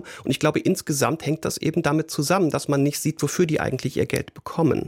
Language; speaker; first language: German; native; German